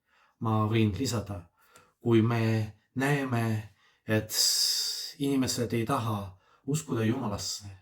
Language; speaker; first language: Estonian; non-native, fluent; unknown